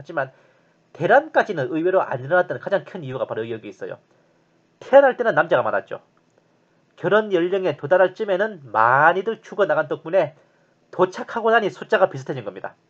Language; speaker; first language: Korean; native; Korean